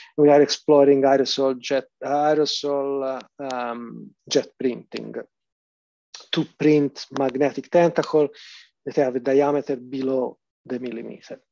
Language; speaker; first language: English; non-native, fluent; Italian